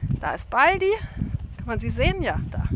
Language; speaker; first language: German; native; German